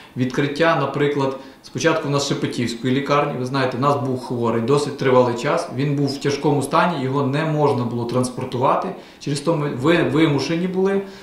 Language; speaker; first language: Ukrainian; native; Ukrainian